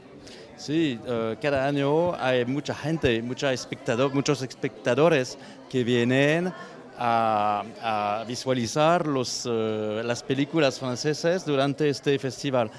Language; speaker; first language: Spanish; non-native, fluent; French